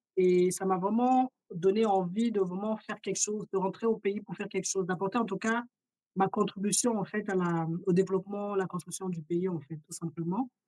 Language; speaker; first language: French; early bilingual, other home language; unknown